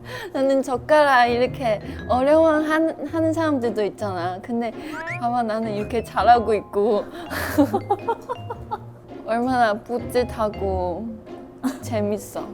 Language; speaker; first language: Korean; non-native, fluent; Chinese